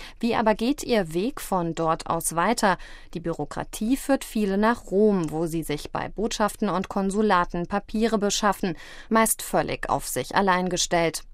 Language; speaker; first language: German; native; German